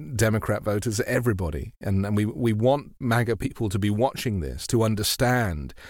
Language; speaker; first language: English; native; English